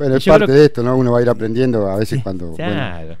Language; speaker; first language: Spanish; native; Spanish